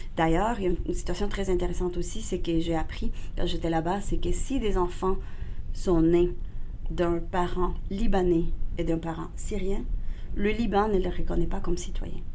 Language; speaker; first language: French; non-native, fluent; Spanish